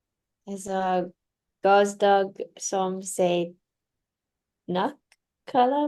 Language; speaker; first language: Hungarian; non-native, learner; English